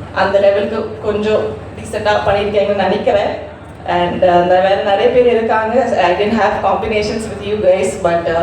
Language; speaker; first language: Tamil; non-native, learner; Malayalam